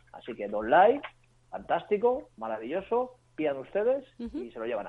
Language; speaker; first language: Spanish; native; Spanish